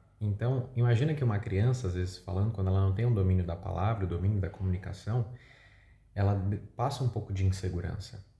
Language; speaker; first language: Portuguese; native; Portuguese